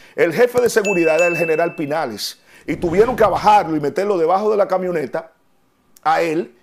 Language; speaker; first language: Spanish; native; Spanish